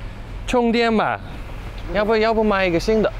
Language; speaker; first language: Chinese; non-native, learner; English